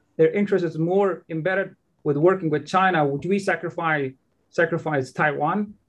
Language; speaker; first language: English; non-native, fluent; Persian